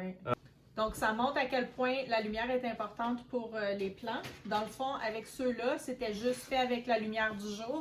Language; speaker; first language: French; native; French